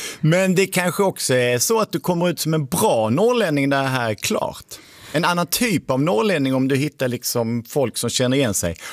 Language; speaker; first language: Swedish; native; Swedish